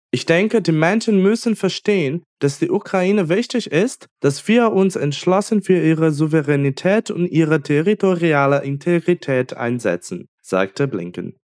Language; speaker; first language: German; non-native, fluent; Portuguese